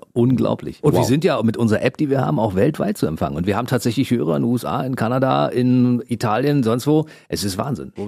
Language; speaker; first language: German; native; German